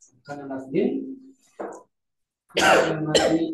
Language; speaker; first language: Arabic; non-native, learner; Indonesian